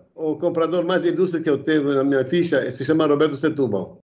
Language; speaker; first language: Portuguese; early bilingual, other home language; Arabic